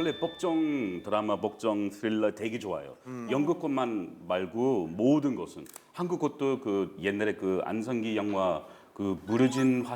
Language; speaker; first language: Korean; non-native, fluent; English